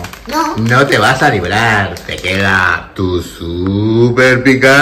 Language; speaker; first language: Spanish; native; Spanish